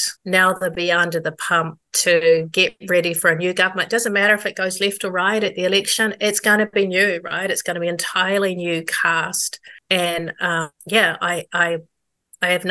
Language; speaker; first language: English; native; English